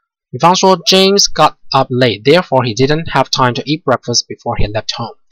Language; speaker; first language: English; non-native, fluent; Chinese